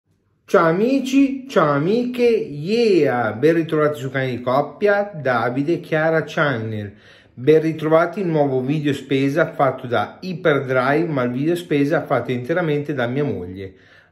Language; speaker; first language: Italian; native; Italian